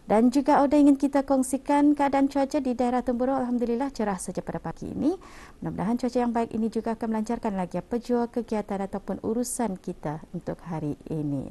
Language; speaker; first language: Malay; native; Malay